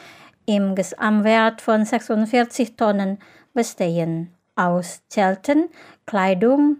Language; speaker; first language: German; non-native, fluent; Indonesian